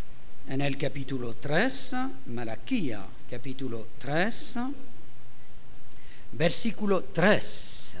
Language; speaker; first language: Spanish; non-native, fluent; French